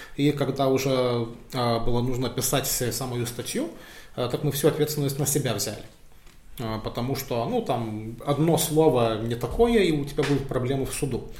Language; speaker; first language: Russian; non-native, fluent; Lithuanian